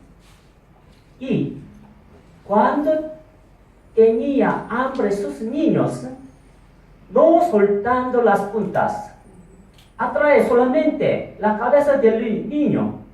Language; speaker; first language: Spanish; non-native, fluent; Korean